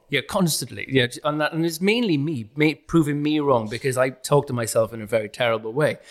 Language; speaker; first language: English; native; English